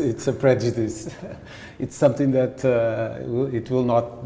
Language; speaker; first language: English; non-native, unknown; Portuguese